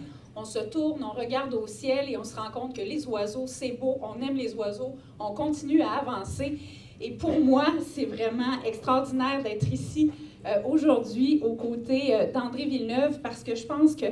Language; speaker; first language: French; native; French